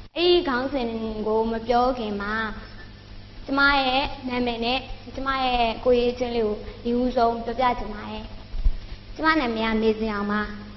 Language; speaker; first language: Burmese; native; Burmese